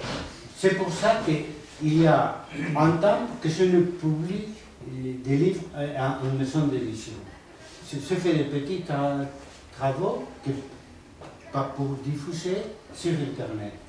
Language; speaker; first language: French; non-native, fluent; Spanish